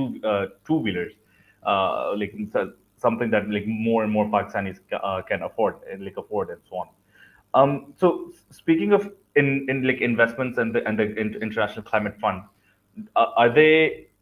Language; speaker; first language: English; non-native, local second language; Urdu